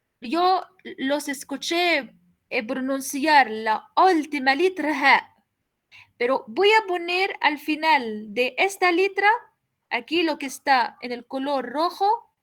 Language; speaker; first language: Spanish; non-native, fluent; Arabic